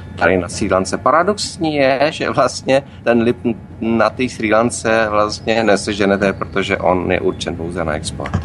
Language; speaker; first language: Czech; native; Czech